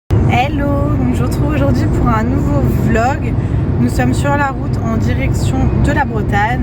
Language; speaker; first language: French; native; French